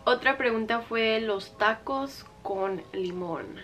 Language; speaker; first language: Spanish; early bilingual, heritage; Spanish